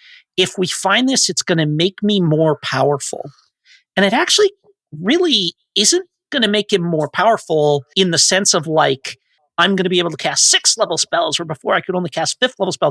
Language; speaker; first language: English; native; English